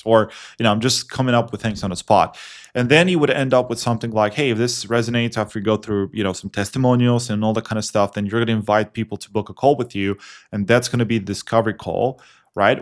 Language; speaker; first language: English; non-native, fluent; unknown